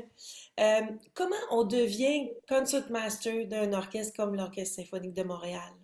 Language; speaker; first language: French; native; French